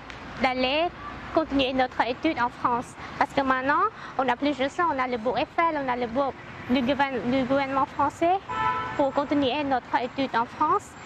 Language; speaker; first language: French; non-native, learner; Khmer